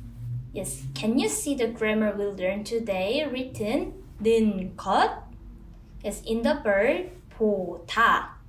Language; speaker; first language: English; non-native, fluent; Korean